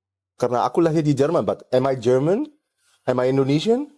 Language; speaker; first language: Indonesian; early bilingual, heritage; German